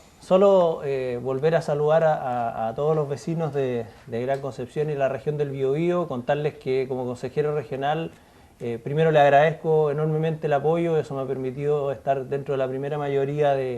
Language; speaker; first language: Spanish; native; Spanish